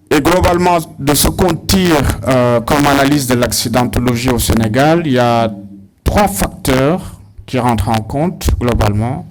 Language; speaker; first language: French; non-native, local second language; Wolof